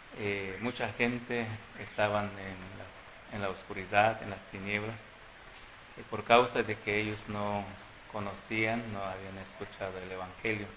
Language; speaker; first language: Spanish; non-native, local second language; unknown